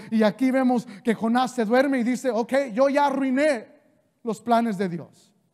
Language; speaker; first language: Spanish; early bilingual, heritage; Spanish